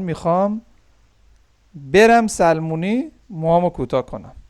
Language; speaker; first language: Persian; non-native, fluent; Urdu